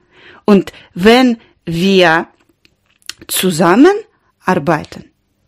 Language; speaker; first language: German; non-native, learner; Ukrainian